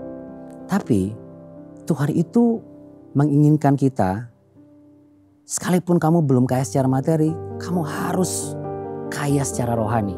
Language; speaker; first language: Indonesian; native; Indonesian